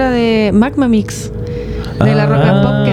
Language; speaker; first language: Spanish; native; Spanish